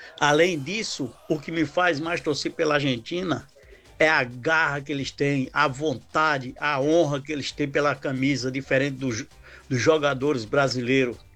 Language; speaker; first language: Portuguese; native; Portuguese